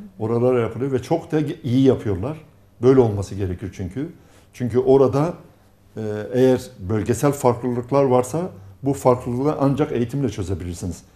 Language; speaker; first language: Turkish; non-native, local second language; Arabic